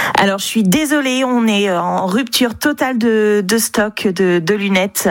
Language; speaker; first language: French; native; French